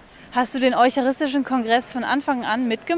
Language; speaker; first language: German; native; German